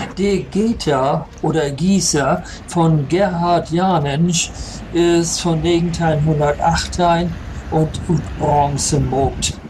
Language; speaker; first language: German; native; German